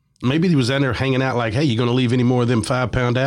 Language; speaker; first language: English; native; English